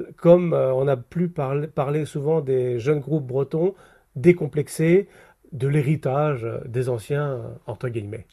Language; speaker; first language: French; native; French